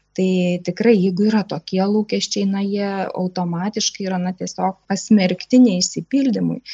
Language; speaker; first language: Lithuanian; native; Lithuanian